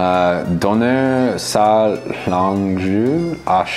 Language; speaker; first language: French; non-native, learner; English